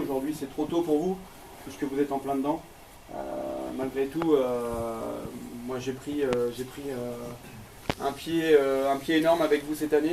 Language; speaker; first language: French; native; French